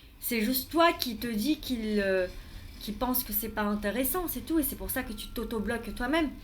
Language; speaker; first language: French; non-native, fluent; Vietnamese